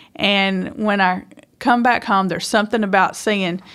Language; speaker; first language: English; native; English